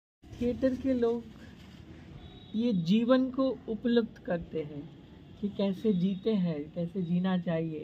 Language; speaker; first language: Hindi; non-native, local second language; Bangla